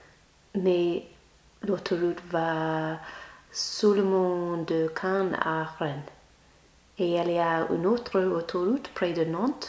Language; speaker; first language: French; non-native, learner; English